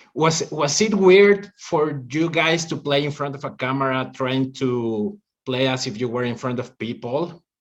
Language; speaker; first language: English; non-native, fluent; Spanish